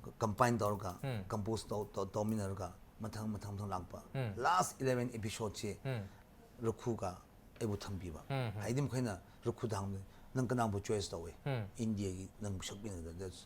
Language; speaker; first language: Manipuri; non-native, local second language; Tangkhul Naga (India)